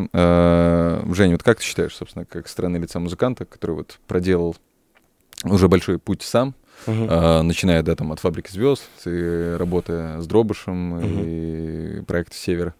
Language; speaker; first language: Russian; native; Russian